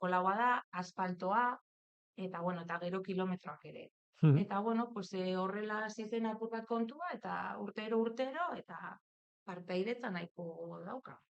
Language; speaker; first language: Basque; native; Basque